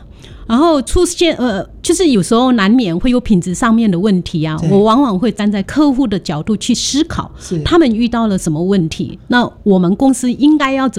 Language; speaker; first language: Chinese; non-native, fluent; Hakka Chinese